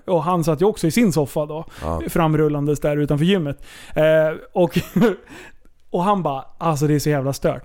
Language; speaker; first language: Swedish; native; Swedish